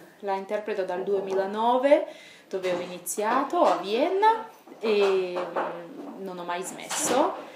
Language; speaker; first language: Italian; non-native, fluent; Georgian